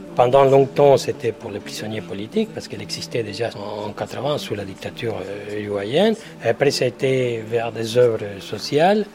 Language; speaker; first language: French; non-native, fluent; Spanish